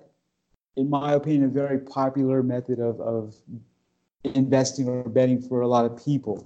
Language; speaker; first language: English; native; English